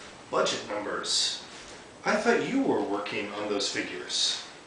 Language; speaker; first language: English; native; English